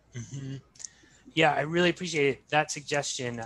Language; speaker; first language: English; native; English